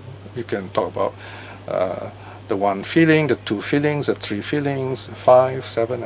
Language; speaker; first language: English; native; English